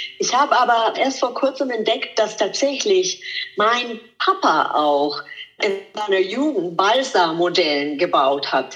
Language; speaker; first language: German; non-native, fluent; Italian